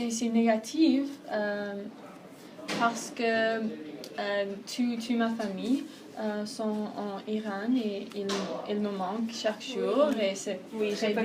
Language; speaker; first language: French; non-native, learner; Persian